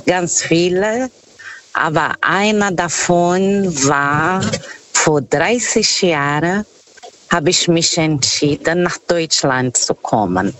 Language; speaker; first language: German; non-native, fluent; Portuguese